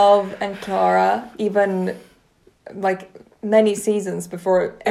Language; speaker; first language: English; non-native, fluent; Swedish